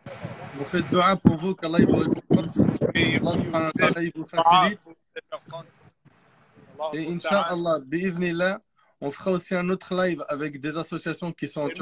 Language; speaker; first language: French; native; French